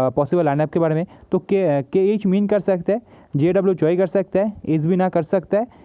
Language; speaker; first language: Hindi; native; Hindi